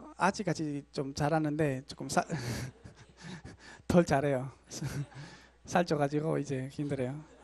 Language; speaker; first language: Korean; non-native, learner; Spanish